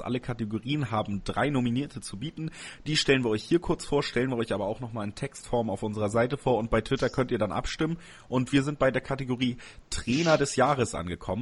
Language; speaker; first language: German; native; German